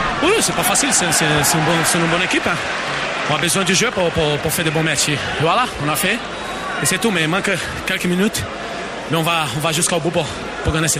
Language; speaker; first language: French; non-native, learner; Portuguese